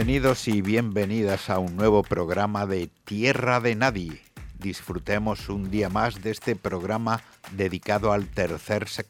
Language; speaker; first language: Spanish; native; Spanish